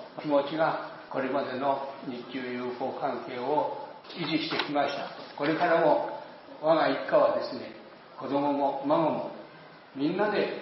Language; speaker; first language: Japanese; native; Japanese